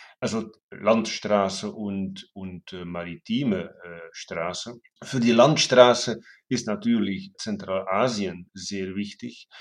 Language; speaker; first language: German; non-native, fluent; Dutch